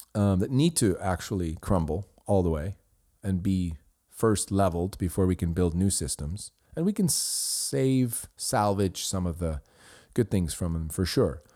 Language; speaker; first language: English; non-native, fluent; Swiss German